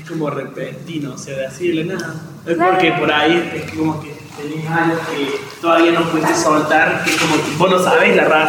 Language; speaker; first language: Spanish; native; Spanish